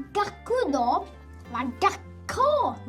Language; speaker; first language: Japanese; early bilingual, heritage; Japanese